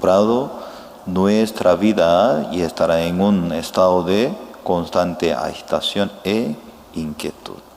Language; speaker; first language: Spanish; non-native, fluent; Korean